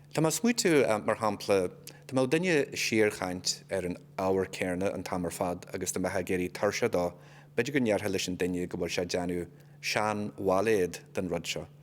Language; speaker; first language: Irish; non-native, local second language; English